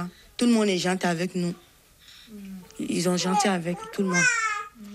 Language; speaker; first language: French; non-native, learner; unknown